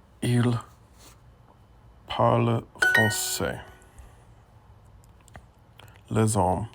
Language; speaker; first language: French; non-native, learner; English